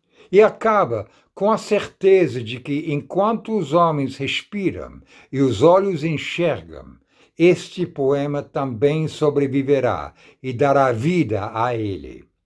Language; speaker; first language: Portuguese; non-native, fluent; English